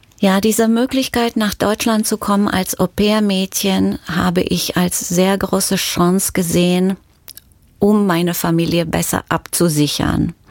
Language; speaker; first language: German; non-native, fluent; Romanian